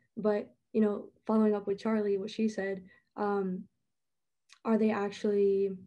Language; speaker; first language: English; native; English